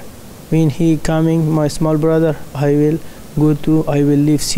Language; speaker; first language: English; non-native, learner; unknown